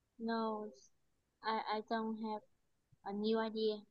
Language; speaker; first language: English; non-native, learner; Vietnamese